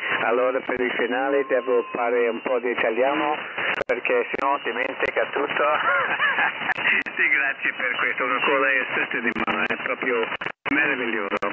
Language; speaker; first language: Italian; non-native, learner; English